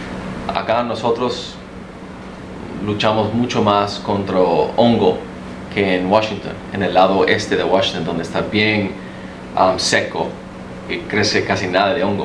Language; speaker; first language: Spanish; early bilingual, heritage; Spanish